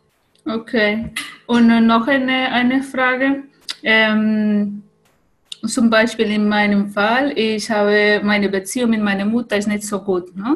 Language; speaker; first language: German; non-native, fluent; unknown